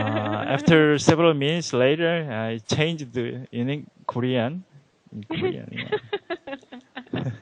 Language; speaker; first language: English; non-native, learner; Korean